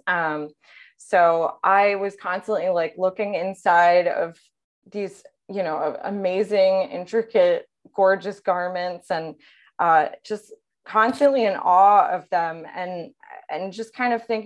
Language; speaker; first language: English; native; English